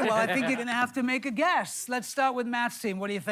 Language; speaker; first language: English; native; English